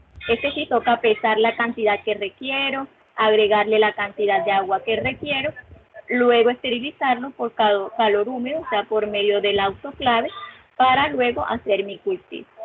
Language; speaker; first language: Spanish; native; Spanish